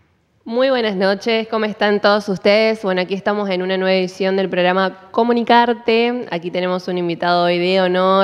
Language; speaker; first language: Spanish; native; Spanish